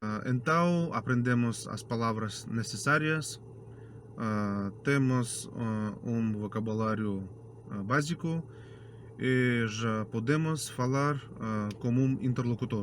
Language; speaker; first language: Portuguese; non-native, fluent; Russian